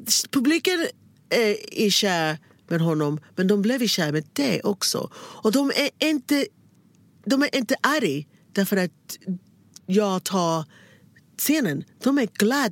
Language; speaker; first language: Swedish; non-native, learner; English